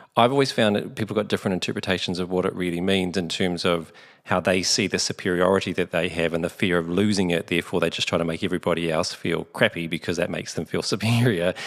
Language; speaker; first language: English; native; English